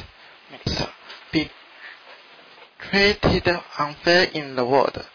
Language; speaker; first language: English; non-native, learner; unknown